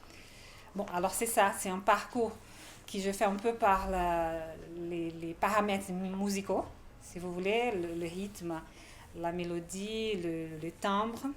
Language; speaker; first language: French; non-native, fluent; Portuguese